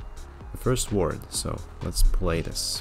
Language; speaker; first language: English; native; English